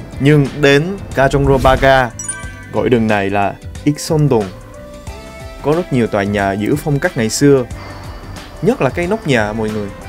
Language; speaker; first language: Vietnamese; non-native, fluent; Korean